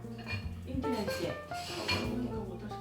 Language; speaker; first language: Japanese; native; Japanese